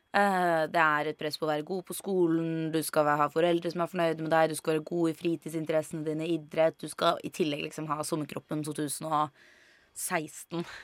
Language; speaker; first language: Norwegian; native; Norwegian